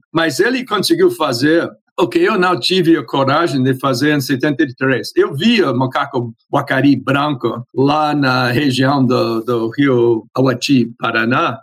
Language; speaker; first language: Portuguese; non-native, fluent; English